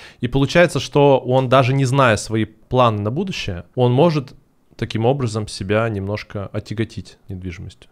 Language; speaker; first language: Russian; native; Russian